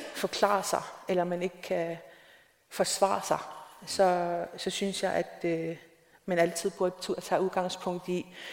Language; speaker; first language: Danish; non-native, local second language; Kalaallisut